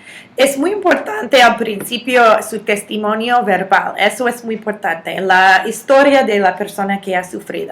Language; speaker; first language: Spanish; non-native, fluent; English